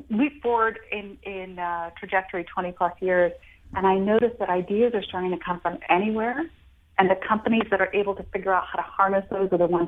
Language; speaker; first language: English; native; English